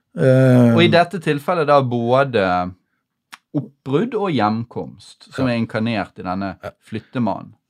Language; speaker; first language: Norwegian; native; Norwegian